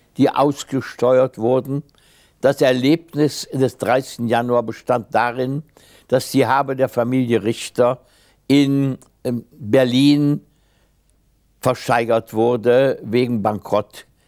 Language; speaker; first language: German; native; German